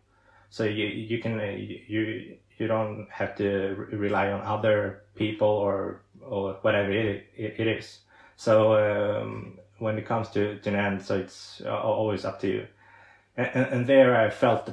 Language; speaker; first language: English; non-native, fluent; Swedish